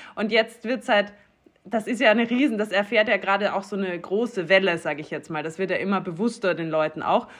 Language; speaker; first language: German; native; German